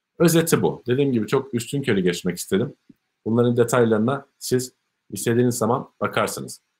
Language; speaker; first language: Turkish; native; Turkish